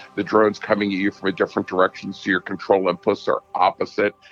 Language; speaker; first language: English; native; English